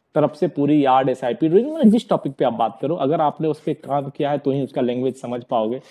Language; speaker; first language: Hindi; native; Hindi